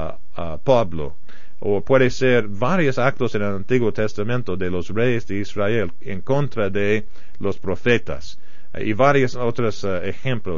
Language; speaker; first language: Spanish; non-native, fluent; English